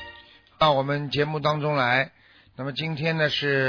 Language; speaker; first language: Chinese; native; Chinese